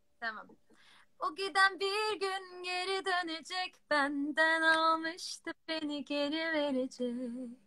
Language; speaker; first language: Turkish; non-native, fluent; German